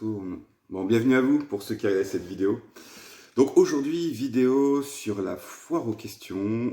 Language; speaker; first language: French; native; French